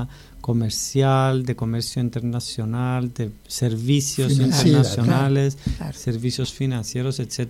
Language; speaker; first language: Spanish; non-native, fluent; Greek